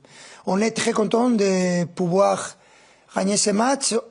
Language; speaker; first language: French; non-native, fluent; Spanish